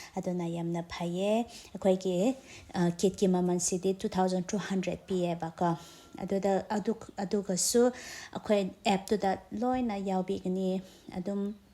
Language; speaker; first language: Manipuri; non-native, local second language; Tangkhul Naga (India)